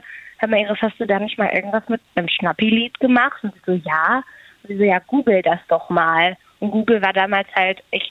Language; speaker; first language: German; native; German